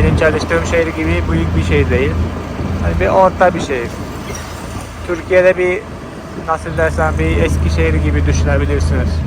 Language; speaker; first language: Turkish; non-native, fluent; Malayalam